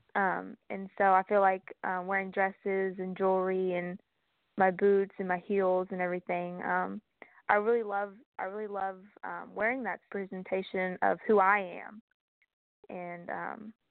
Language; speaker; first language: English; native; English